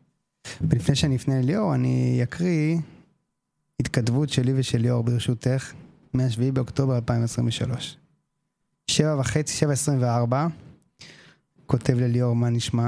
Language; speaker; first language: Hebrew; native; Hebrew